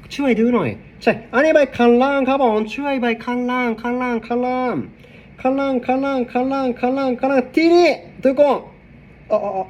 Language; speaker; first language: Thai; non-native, learner; Japanese